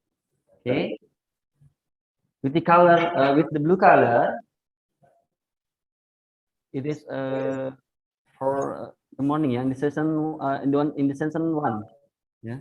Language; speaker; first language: English; non-native, fluent; Indonesian